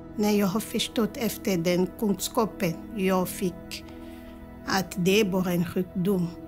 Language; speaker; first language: Swedish; non-native, fluent; Lingala